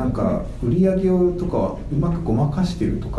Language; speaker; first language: Japanese; native; Japanese